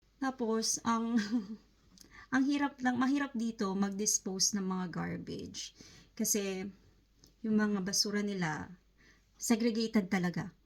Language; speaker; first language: Filipino; native; Filipino